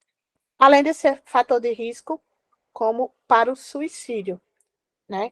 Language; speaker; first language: Portuguese; native; Portuguese